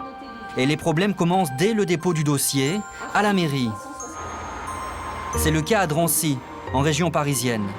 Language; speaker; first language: French; native; French